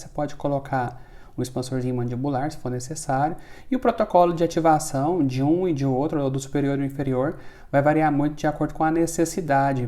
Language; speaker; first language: Portuguese; native; Portuguese